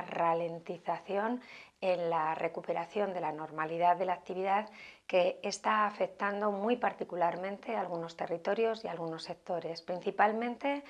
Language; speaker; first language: Spanish; native; Spanish